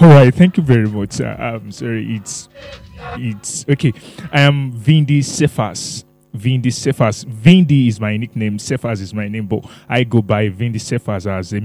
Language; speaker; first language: English; non-native, local second language; Yoruba